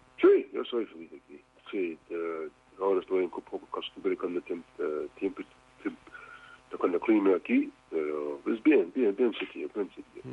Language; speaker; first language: Spanish; non-native, fluent; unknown